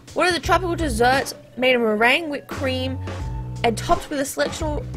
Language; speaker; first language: English; native; English